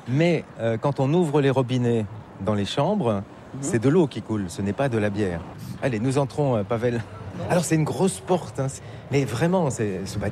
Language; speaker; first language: French; native; French